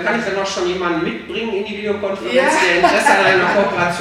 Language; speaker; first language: German; native; German